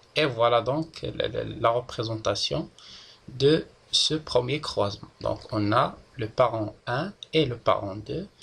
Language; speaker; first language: French; non-native, local second language; Arabic